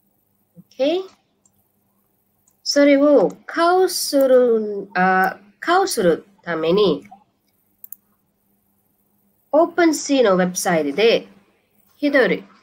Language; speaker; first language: Japanese; non-native, learner; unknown